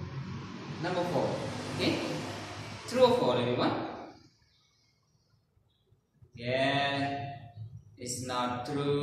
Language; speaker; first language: English; non-native, learner; Khmer